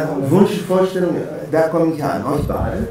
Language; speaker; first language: German; non-native, fluent; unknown